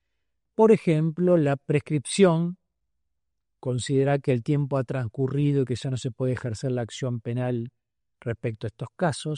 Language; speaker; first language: Spanish; native; Spanish